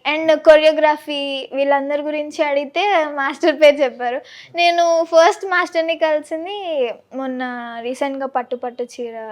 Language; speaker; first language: Telugu; native; Telugu